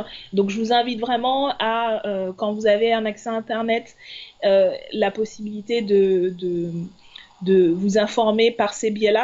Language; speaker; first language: French; native; French